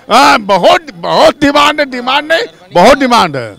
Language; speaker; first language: Hindi; native; Hindi